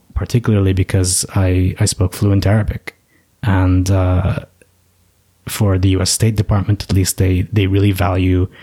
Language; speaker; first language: English; native; English